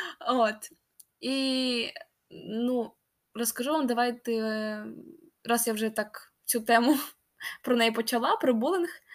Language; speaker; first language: Ukrainian; non-native, local second language; Russian